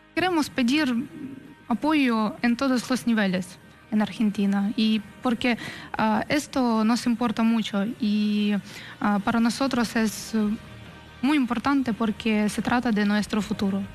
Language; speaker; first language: Spanish; non-native, fluent; Ukrainian